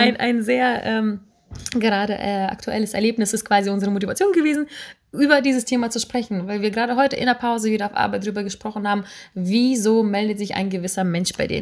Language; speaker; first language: German; native; German